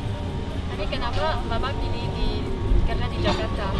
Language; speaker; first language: Indonesian; non-native, learner; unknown